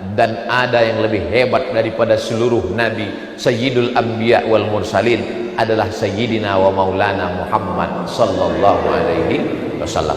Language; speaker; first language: Indonesian; native; Indonesian